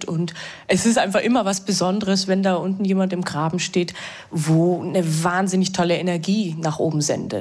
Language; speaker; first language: German; native; German